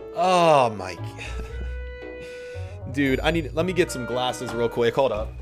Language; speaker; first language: English; native; English